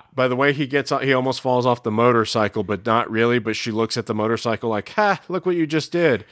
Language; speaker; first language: English; native; English